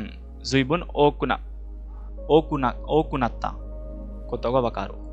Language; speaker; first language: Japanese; non-native, fluent; Hindi